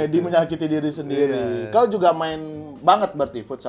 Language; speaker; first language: Indonesian; native; Indonesian